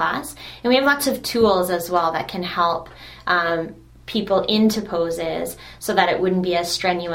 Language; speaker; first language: English; native; English